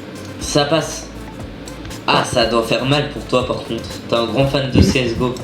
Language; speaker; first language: French; native; French